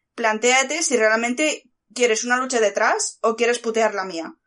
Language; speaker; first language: Spanish; early bilingual, other home language; Bulgarian